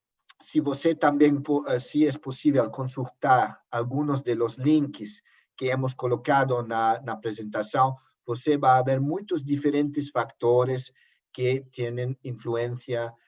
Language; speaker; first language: Portuguese; non-native, learner; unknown